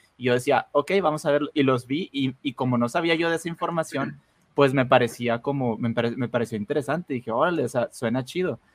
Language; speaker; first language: Spanish; native; Spanish